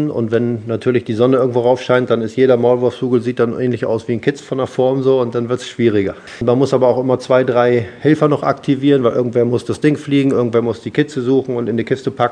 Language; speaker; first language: German; native; German